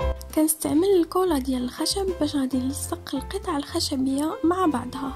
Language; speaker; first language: Arabic; native; Arabic